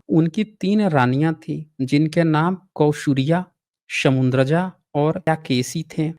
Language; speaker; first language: Hindi; native; Hindi